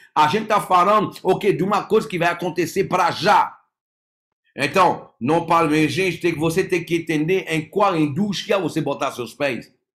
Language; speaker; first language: Portuguese; non-native, fluent; French